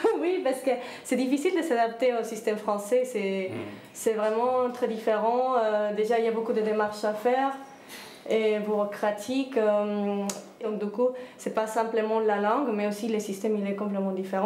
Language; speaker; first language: French; non-native, fluent; Spanish